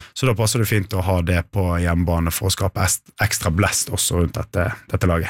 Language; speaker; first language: Norwegian; native; Norwegian